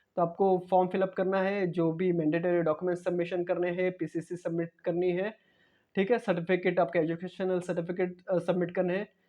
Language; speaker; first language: Hindi; non-native, local second language; Marathi